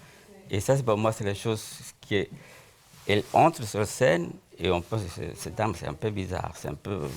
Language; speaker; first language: French; non-native, fluent; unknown